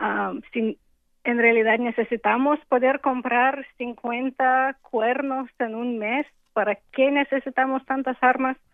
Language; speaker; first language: Spanish; non-native, fluent; English